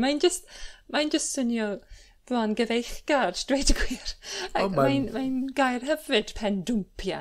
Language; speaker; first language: Welsh; non-native, learner; English